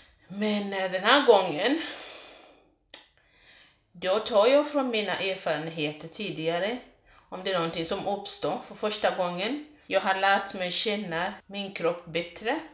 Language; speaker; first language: Swedish; non-native, fluent; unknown